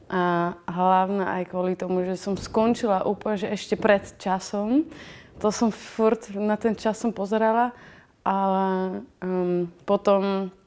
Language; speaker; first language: Slovak; non-native, fluent; Dutch